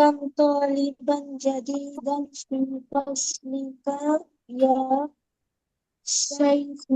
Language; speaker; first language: Arabic; non-native, learner; Bangla